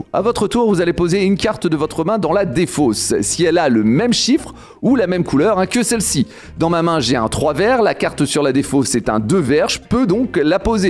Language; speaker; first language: French; native; French